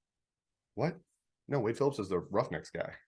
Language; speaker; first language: English; native; English